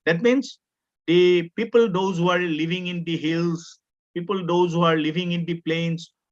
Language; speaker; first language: English; non-native, local second language; Assamese